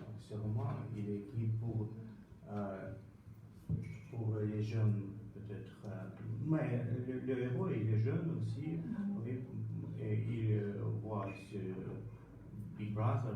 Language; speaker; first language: French; non-native, fluent; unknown